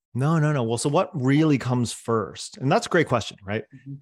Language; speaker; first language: English; non-native, fluent; Cantonese